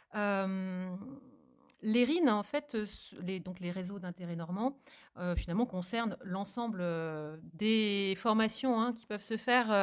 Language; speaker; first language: French; native; French